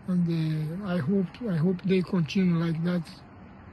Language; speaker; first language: English; non-native, learner; Portuguese